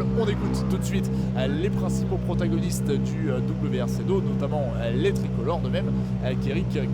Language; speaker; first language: French; native; French